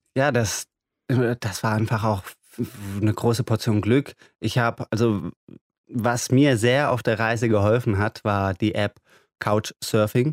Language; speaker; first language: German; native; German